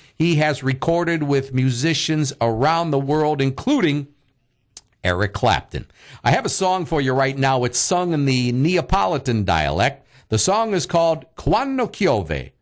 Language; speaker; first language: English; early bilingual, other home language; Italian